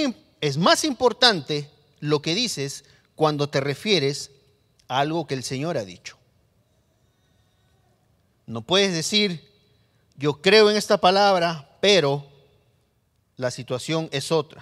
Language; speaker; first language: Spanish; native; Spanish